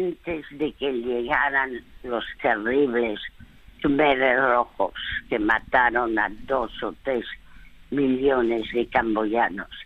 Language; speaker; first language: Spanish; early bilingual, other home language; French